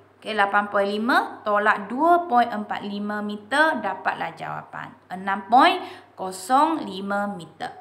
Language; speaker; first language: Malay; non-native, local second language; Chinese